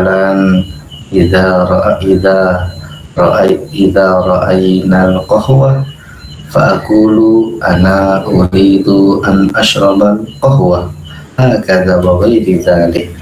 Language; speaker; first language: Arabic; non-native, learner; Indonesian